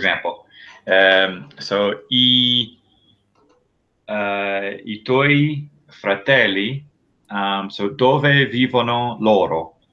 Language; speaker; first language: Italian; non-native, fluent; English